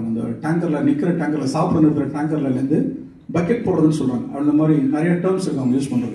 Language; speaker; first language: Tamil; native; Tamil